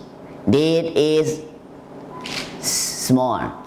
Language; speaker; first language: English; non-native, learner; Thai